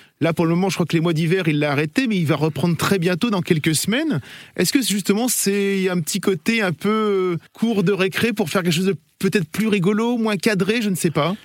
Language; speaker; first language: French; native; French